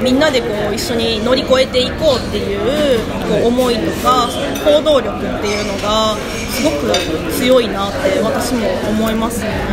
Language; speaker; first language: Japanese; native; Japanese